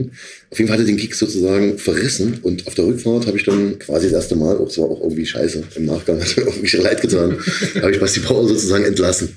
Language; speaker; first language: German; native; German